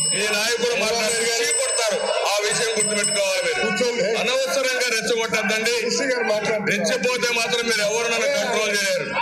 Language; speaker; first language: Telugu; native; Telugu